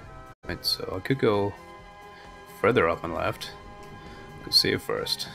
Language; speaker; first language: English; native; English